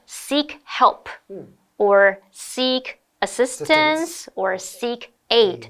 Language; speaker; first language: English; non-native, fluent; Chinese